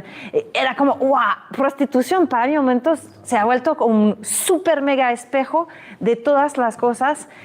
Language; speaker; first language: Spanish; non-native, fluent; French